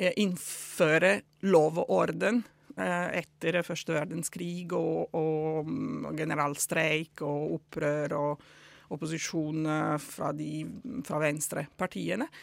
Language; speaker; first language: Norwegian; non-native, fluent; Italian